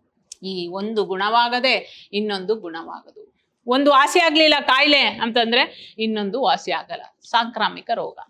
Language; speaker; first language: Kannada; native; Kannada